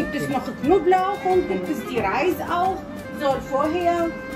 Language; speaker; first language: German; non-native, learner; Arabic